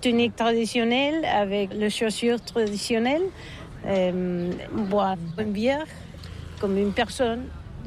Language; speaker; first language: French; non-native, learner; Catalan